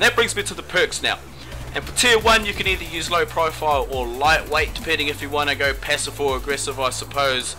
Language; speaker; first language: English; native; English